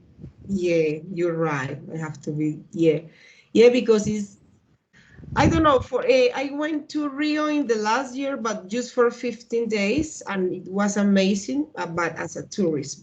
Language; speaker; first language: English; non-native, learner; Spanish